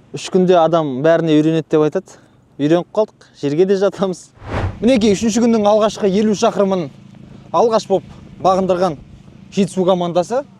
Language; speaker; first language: Kazakh; native; Kazakh